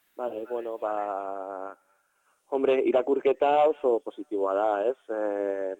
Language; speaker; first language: Basque; non-native, fluent; Catalan